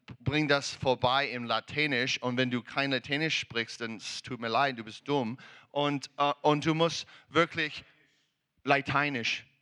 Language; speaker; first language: German; non-native, learner; English